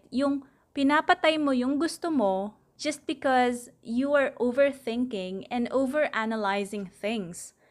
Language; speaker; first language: English; non-native, local second language; Filipino